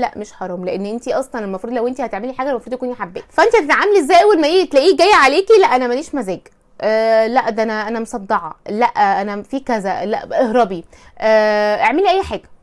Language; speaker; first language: Arabic; native; Arabic